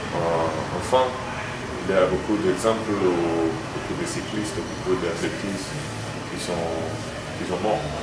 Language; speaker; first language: French; non-native, fluent; Croatian